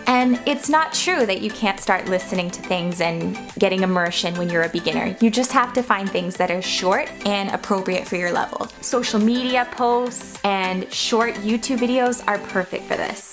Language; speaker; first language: English; native; English